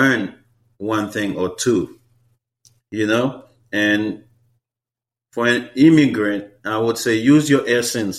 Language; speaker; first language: English; non-native, fluent; Haitian Creole